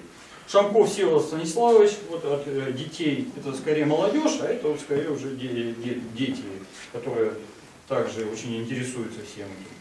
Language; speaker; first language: Russian; native; Russian